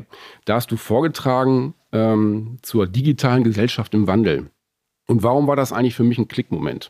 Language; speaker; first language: German; native; German